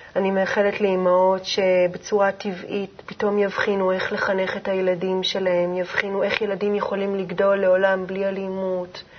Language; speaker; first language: Hebrew; native; Hebrew